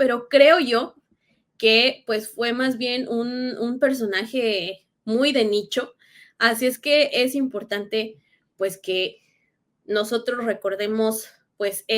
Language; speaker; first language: Spanish; native; Spanish